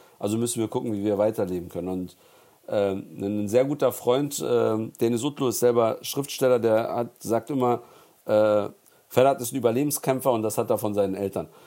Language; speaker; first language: German; early bilingual, other home language; Turkish